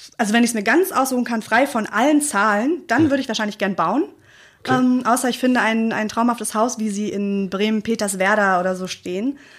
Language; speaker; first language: German; native; German